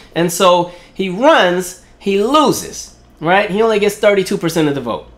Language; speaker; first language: English; native; English